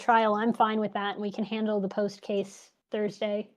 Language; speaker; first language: English; native; English